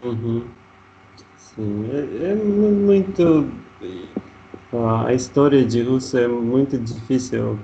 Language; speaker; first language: Portuguese; non-native, learner; Russian